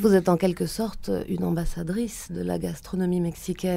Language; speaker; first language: French; native; French